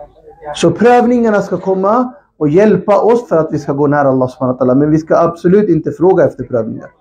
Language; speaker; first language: Swedish; non-native, local second language; Urdu